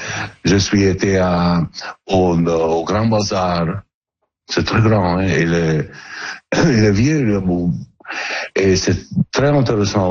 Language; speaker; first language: French; non-native, learner; Italian